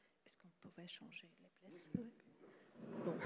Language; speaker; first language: French; non-native, fluent; Ukrainian